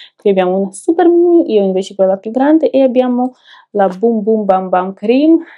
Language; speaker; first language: Italian; non-native, fluent; Ukrainian